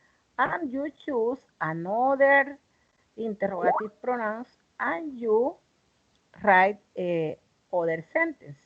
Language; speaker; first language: English; non-native, learner; Spanish